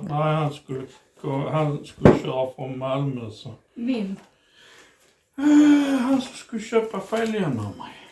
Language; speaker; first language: Swedish; non-native, learner; Thai